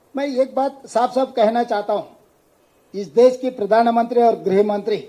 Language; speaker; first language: Hindi; non-native, local second language; Telugu